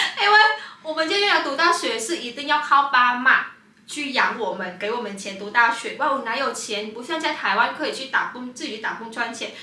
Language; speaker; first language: Chinese; non-native, fluent; Vietnamese